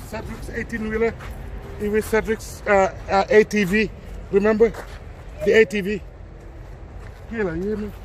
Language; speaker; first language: English; native; English